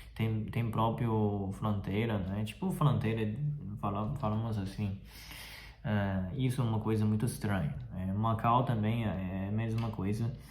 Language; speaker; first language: Portuguese; non-native, fluent; Chinese